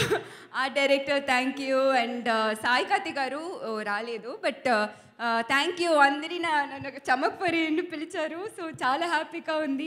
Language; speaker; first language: Telugu; non-native, learner; Tamil